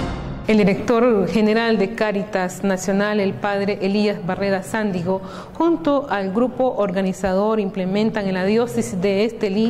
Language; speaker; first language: Spanish; native; Spanish